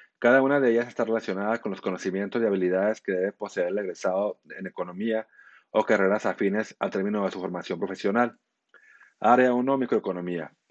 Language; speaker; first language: Spanish; native; Spanish